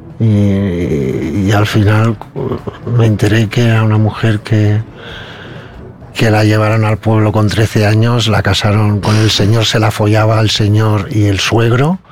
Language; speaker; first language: Spanish; non-native, local second language; Catalan